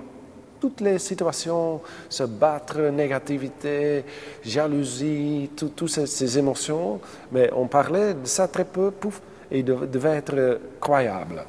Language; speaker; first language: French; non-native, local second language; Dutch